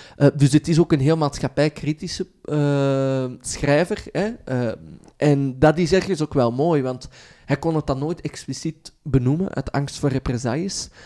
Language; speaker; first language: Dutch; early bilingual, other home language; Arabic